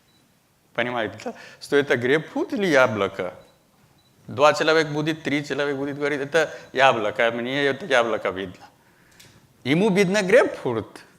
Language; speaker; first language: Russian; non-native, learner; Hindi